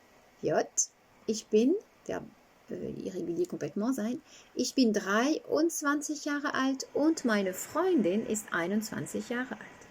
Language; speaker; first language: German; non-native, fluent; French